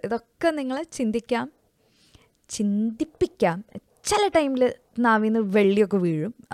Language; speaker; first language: Malayalam; early bilingual, heritage; Malayalam